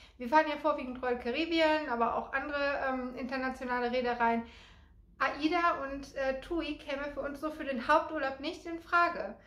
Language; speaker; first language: German; native; German